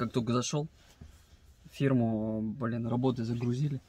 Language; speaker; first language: Russian; native; Russian